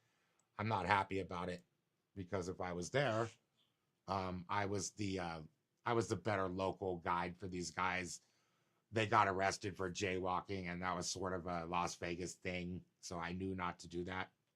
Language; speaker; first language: English; native; English